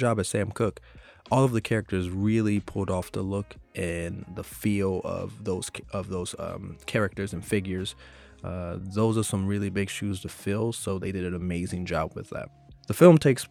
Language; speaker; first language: English; native; English